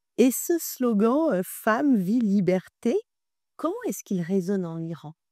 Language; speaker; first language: French; native; French